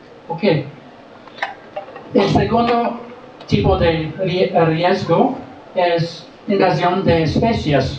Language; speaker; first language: Spanish; non-native, learner; English